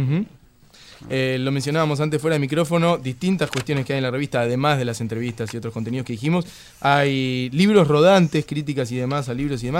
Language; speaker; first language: Spanish; native; Spanish